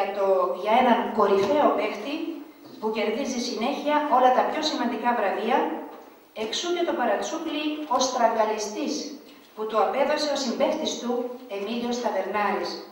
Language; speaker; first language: Greek; native; Greek